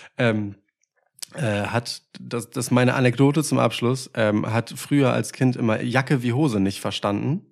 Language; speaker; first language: German; early bilingual, other home language; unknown